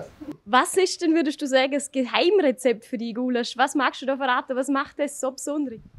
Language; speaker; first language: German; native; German